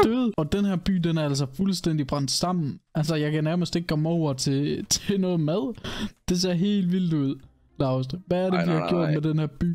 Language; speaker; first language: Danish; native; Danish